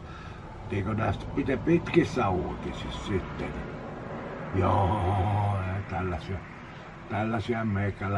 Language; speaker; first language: Finnish; native; Finnish